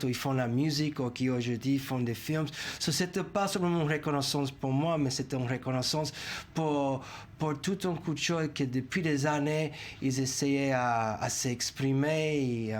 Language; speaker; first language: French; non-native, fluent; English